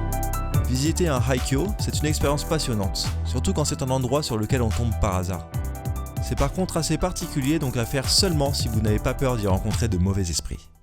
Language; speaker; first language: French; native; French